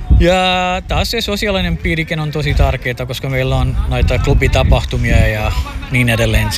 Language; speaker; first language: Finnish; non-native, fluent; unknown